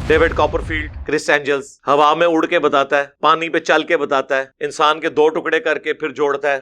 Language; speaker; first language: Urdu; non-native, local second language; Punjabi